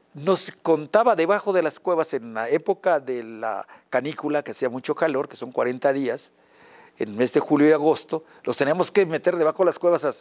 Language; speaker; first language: Spanish; non-native, local second language; Yucateco